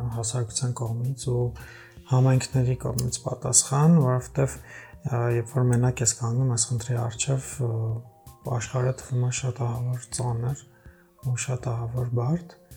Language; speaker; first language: Armenian; native; Armenian